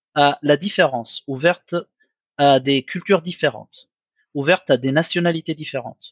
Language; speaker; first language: French; non-native, local second language; Arabic